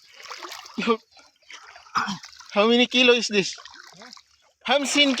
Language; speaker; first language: English; non-native, learner; Filipino